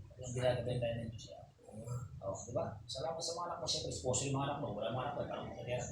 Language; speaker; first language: Filipino; non-native, local second language; Pampanga